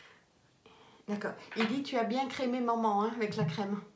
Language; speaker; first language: French; native; French